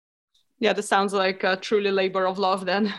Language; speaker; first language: English; non-native, fluent; Lithuanian